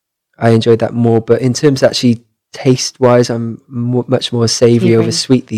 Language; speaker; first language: English; native; English